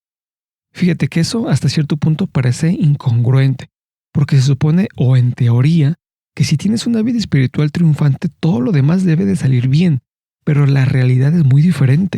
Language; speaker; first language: Spanish; native; Spanish